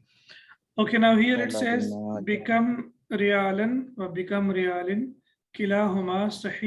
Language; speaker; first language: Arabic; non-native, fluent; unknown